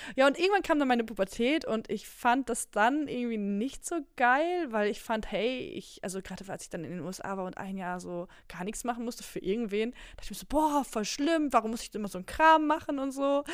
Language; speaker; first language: German; non-native, local second language; Polish